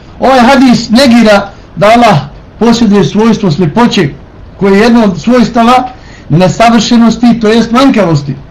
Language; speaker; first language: Bosnian; native; Bosnian